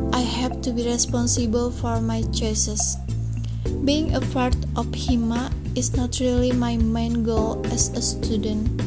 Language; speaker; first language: English; non-native, learner; Indonesian